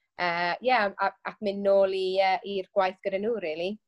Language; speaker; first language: Welsh; non-native, local second language; English